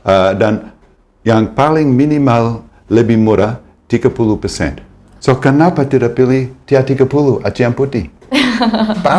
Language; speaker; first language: Indonesian; non-native, fluent; English